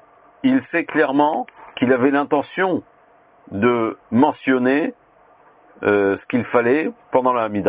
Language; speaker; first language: French; native; French